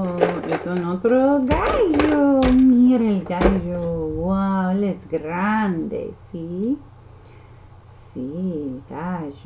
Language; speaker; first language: Spanish; non-native, learner; English